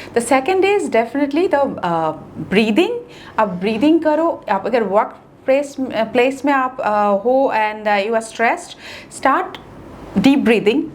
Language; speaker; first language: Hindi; non-native, local second language; Bangla